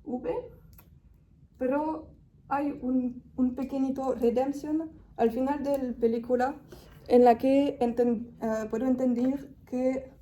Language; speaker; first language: Spanish; non-native, fluent; French